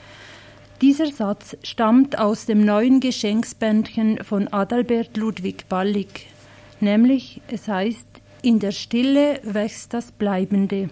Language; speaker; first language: German; native; German